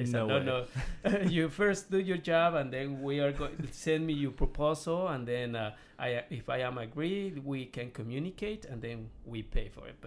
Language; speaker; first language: English; non-native, learner; Spanish